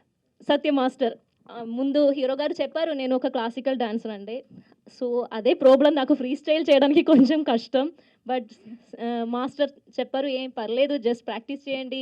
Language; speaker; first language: Telugu; non-native, local second language; Malayalam